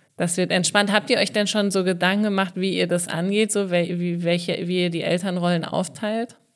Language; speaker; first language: German; native; German